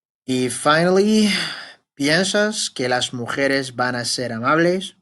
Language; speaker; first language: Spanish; non-native, fluent; Arabic